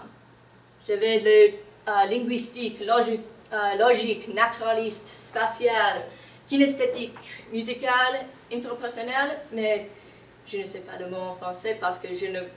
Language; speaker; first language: French; non-native, learner; English